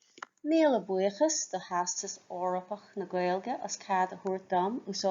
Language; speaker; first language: Irish; non-native, local second language; English